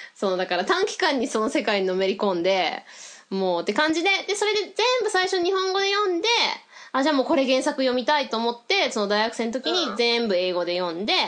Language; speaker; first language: Japanese; native; Japanese